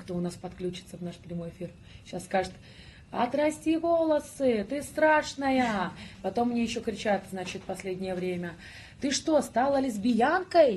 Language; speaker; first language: Russian; native; Russian